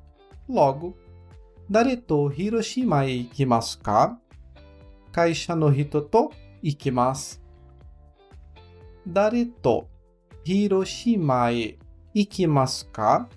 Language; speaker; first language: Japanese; non-native, learner; Portuguese